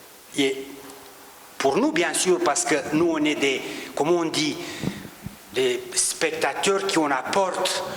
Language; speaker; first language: French; non-native, local second language; Romanian